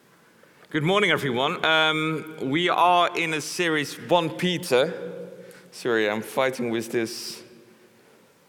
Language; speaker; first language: English; non-native, fluent; Dutch